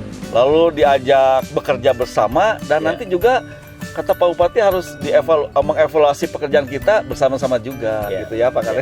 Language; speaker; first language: Indonesian; non-native, local second language; Sundanese